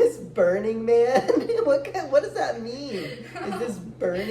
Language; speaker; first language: English; native; English